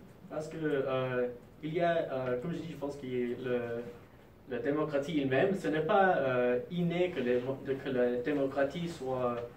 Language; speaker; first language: French; non-native, fluent; English